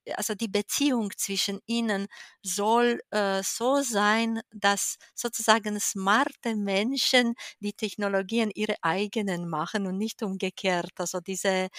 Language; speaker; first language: German; non-native, fluent; Romanian